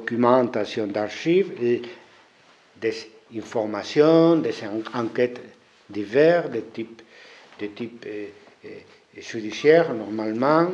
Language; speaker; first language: French; non-native, fluent; Spanish